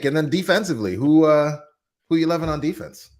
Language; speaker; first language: English; native; English